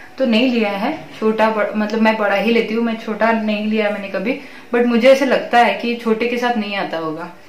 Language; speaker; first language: Hindi; non-native, local second language; Marathi